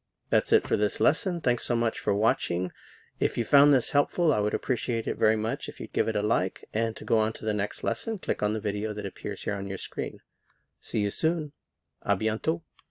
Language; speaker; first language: English; native; English